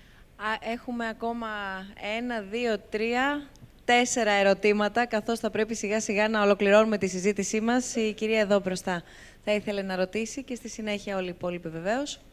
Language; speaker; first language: Greek; native; Greek